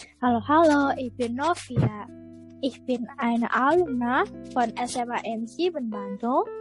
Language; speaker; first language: German; non-native, learner; Indonesian